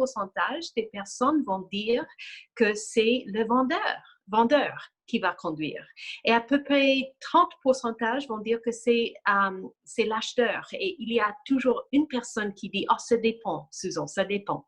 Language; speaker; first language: French; non-native, fluent; English